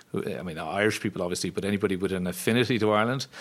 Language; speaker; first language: English; native; English